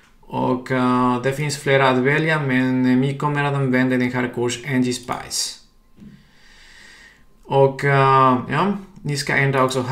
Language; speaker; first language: Swedish; non-native, fluent; Spanish